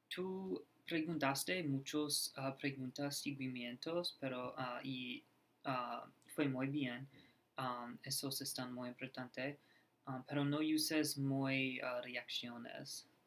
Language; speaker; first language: Spanish; non-native, learner; English